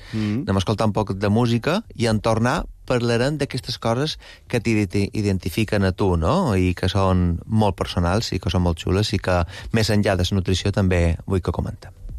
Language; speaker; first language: Catalan; native; Catalan